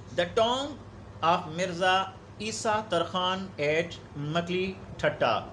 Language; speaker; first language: English; non-native, local second language; Urdu